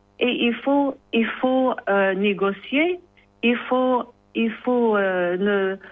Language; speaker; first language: French; non-native, learner; English